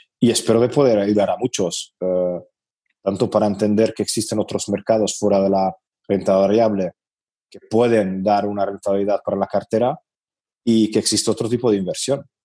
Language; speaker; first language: Spanish; non-native, fluent; Hungarian